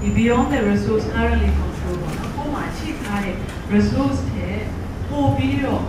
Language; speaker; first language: English; non-native, fluent; Burmese